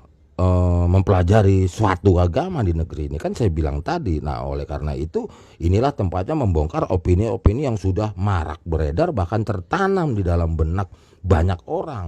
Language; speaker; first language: Indonesian; native; Indonesian